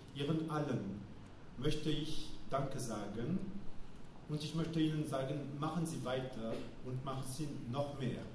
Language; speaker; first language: German; non-native, fluent; French